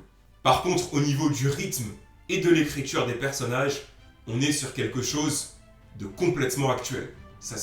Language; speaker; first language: French; native; French